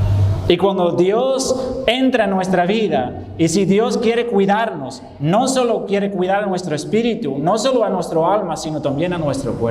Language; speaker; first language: Spanish; non-native, fluent; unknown